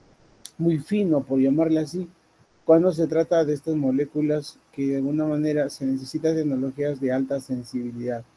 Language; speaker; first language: Spanish; native; Spanish